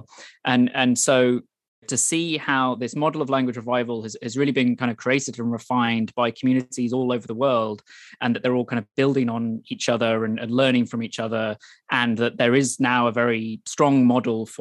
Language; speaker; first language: English; native; English